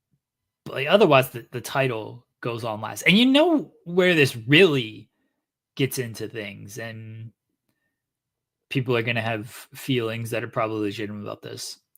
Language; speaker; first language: English; native; English